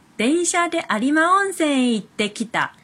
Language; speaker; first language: Japanese; non-native, fluent; Chinese